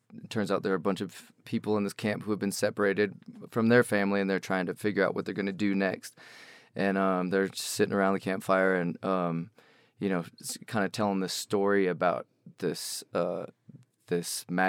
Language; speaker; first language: English; native; English